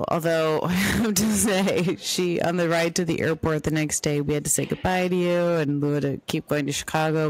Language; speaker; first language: English; native; English